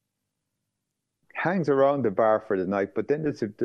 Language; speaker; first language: English; native; English